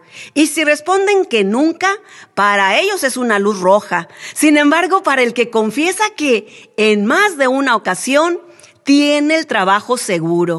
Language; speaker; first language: Spanish; native; Spanish